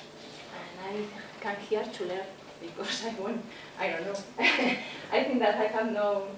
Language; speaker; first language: English; non-native, learner; Spanish